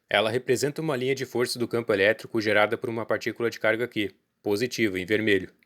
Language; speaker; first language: Portuguese; native; Portuguese